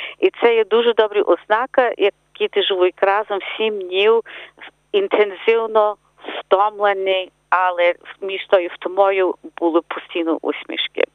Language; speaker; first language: Ukrainian; early bilingual, heritage; Ukrainian